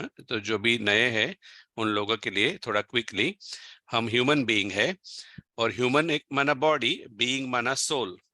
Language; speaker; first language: Hindi; non-native, local second language; Gujarati